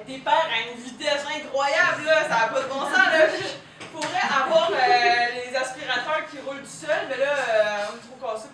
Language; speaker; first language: French; native; French